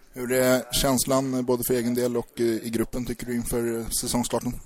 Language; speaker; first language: Swedish; native; Swedish